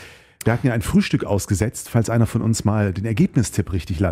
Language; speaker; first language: German; native; German